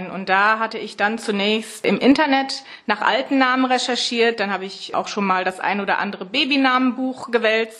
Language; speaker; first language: German; native; German